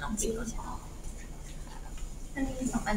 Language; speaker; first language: Chinese; non-native, learner; Thai